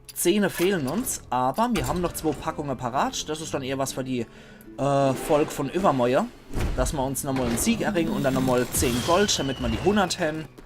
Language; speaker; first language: German; native; German